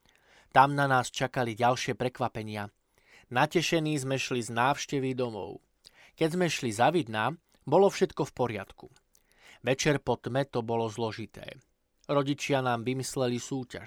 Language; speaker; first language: Slovak; native; Slovak